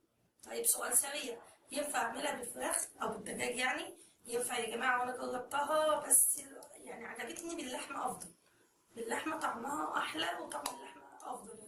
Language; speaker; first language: Arabic; native; Arabic